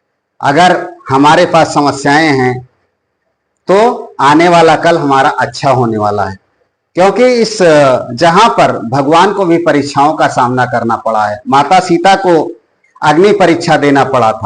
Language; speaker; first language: Hindi; native; Hindi